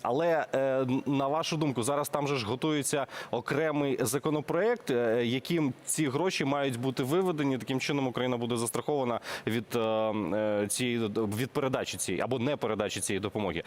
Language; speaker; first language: Ukrainian; native; Ukrainian